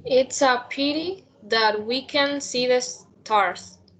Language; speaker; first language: English; non-native, learner; Spanish